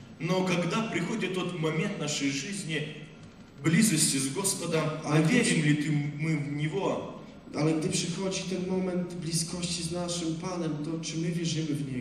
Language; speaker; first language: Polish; non-native, learner; Russian